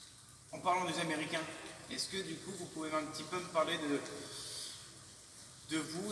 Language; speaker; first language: French; native; French